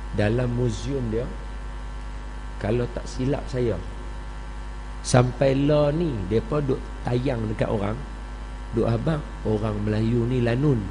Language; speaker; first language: Malay; native; Malay